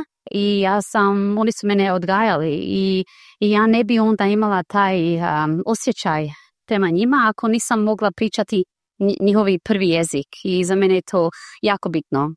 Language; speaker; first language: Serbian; early bilingual, heritage; Croatian